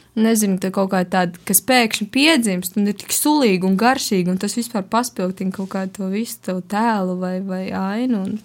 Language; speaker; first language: Latvian; native; Latvian